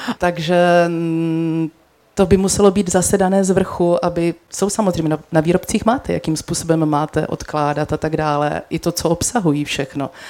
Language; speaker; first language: Czech; native; Czech